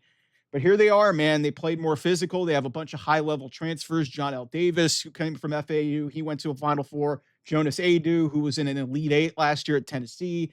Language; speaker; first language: English; native; English